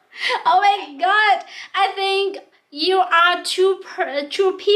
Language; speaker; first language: English; non-native, local second language; Vietnamese